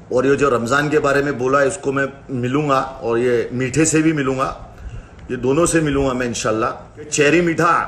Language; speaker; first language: Hindi; non-native, local second language; Urdu